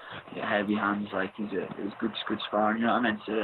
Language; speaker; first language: English; native; English